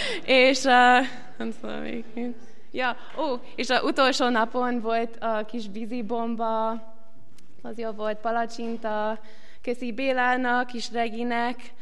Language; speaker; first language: Hungarian; non-native, learner; English